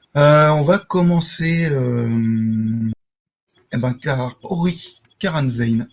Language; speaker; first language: French; native; French